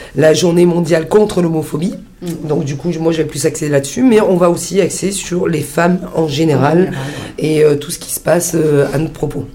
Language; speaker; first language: French; early bilingual, heritage; Italian